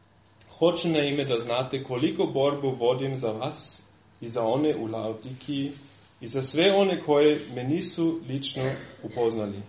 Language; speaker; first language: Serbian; non-native, fluent; German